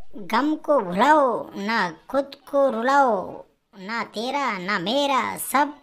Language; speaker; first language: Hindi; non-native, local second language; Marathi